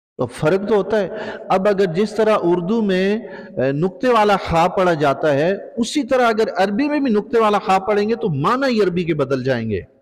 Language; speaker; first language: Urdu; non-native, local second language; Punjabi